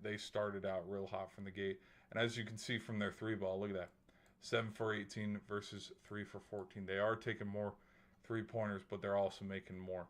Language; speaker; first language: English; native; English